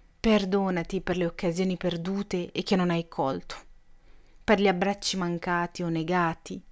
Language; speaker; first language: Italian; native; Italian